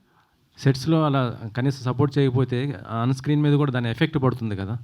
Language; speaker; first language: Telugu; native; Telugu